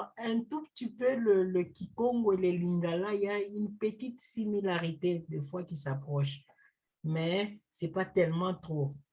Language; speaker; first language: French; non-native, local second language; Luba-Lulua